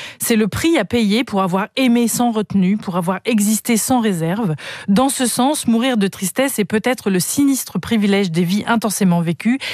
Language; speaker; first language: French; native; French